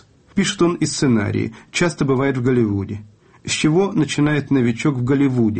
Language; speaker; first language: Russian; native; Russian